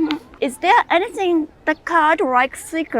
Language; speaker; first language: English; non-native, learner; Japanese